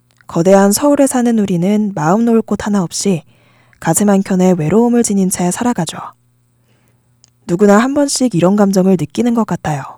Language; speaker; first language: Korean; native; Korean